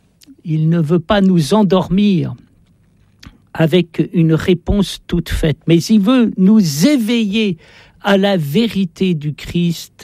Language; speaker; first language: French; native; French